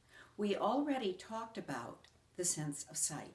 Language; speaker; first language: English; native; English